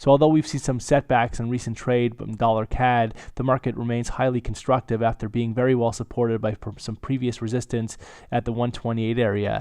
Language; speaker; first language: English; native; English